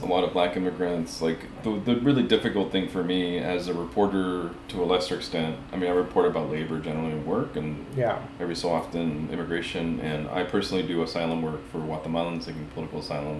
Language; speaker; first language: English; early bilingual, other home language; Spanish